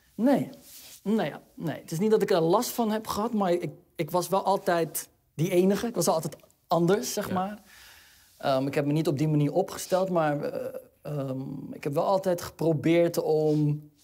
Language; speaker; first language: Dutch; early bilingual, other home language; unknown